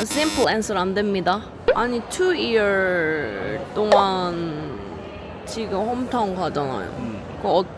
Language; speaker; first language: Korean; non-native, learner; Mongolian